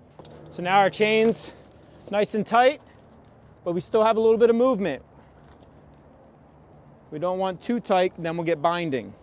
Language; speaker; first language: English; native; English